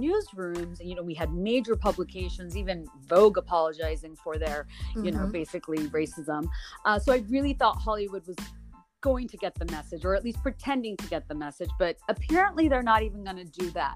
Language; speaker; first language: English; non-native, local second language; Bangla